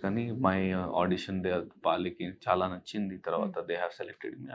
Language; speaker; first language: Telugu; non-native, local second language; Hindi